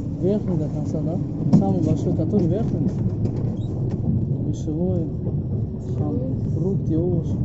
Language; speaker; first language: Russian; non-native, fluent; Tajik